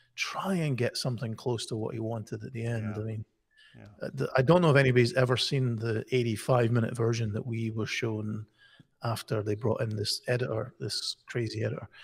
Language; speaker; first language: English; native; English